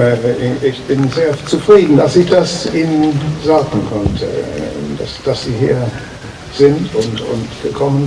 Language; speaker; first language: German; early bilingual, heritage; German